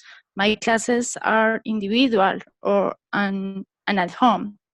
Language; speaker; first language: English; non-native, learner; Spanish